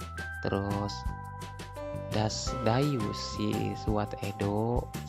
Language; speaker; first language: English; non-native, learner; Indonesian